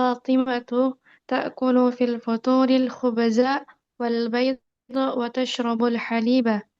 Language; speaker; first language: Arabic; non-native, learner; Indonesian